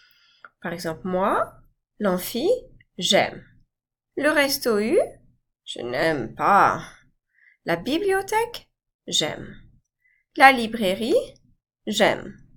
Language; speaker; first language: French; non-native, fluent; English